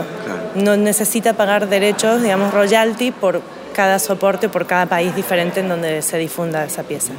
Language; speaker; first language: Spanish; native; Spanish